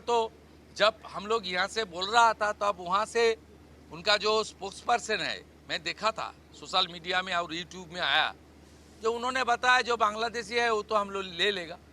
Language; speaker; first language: Hindi; non-native, local second language; Bangla